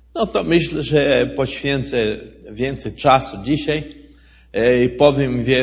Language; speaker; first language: Polish; non-native, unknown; Portuguese